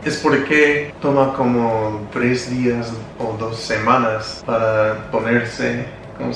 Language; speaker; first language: Spanish; non-native, learner; English